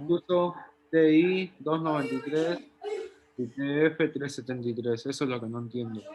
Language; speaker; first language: Spanish; native; Spanish